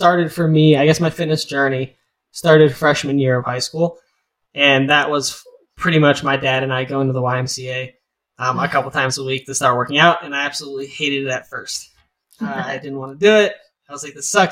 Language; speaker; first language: English; native; English